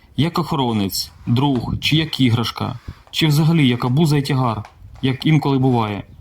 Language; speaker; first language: Ukrainian; non-native, local second language; Russian